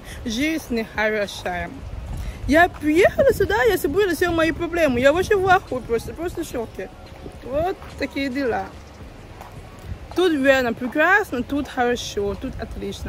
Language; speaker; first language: Russian; non-native, learner; English